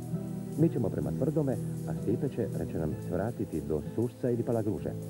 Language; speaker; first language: Croatian; native; Croatian